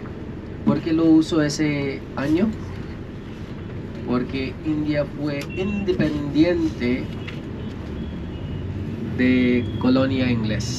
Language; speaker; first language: Spanish; non-native, fluent; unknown